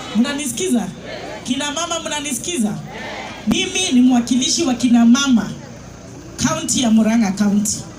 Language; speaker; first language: Swahili; non-native, local second language; Kikuyu